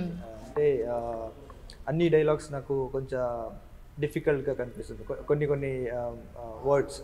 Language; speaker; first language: Telugu; non-native, learner; Kannada